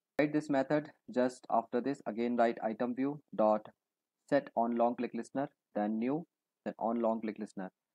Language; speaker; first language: English; non-native, local second language; Hindi